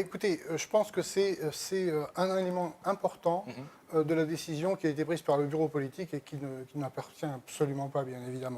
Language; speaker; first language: French; native; French